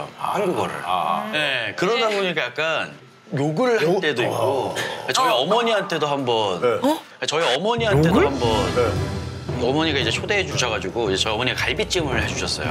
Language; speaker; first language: Korean; non-native, fluent; Italian